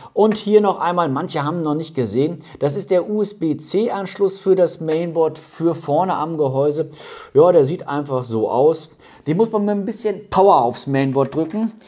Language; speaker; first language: German; native; German